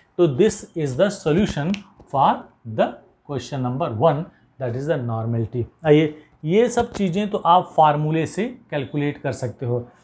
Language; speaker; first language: Hindi; native; Hindi